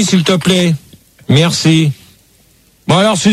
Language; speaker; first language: French; native; French